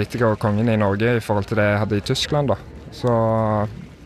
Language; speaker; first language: Norwegian; early bilingual, other home language; German